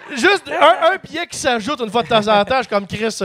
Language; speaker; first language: French; native; French